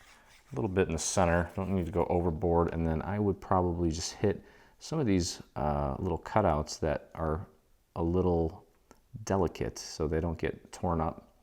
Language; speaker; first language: English; native; English